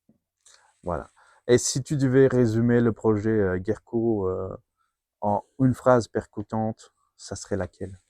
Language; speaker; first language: French; non-native, fluent; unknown